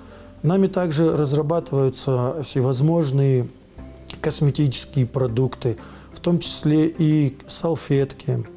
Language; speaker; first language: Russian; native; Russian